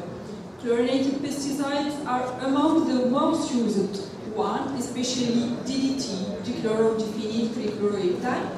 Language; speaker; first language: English; non-native, local second language; Arabic